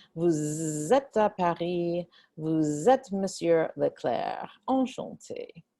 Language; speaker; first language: French; non-native, fluent; English